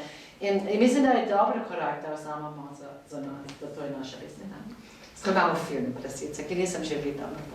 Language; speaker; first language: Slovenian; non-native, fluent; English